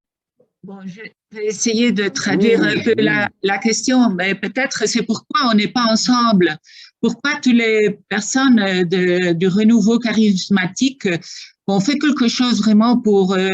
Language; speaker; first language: French; non-native, fluent; Spanish